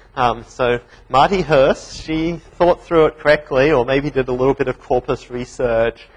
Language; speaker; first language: English; native; English